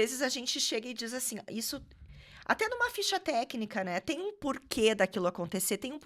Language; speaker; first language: Portuguese; native; Portuguese